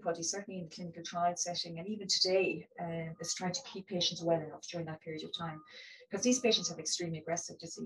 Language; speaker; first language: English; native; English